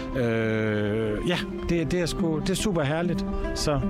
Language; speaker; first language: Danish; native; Danish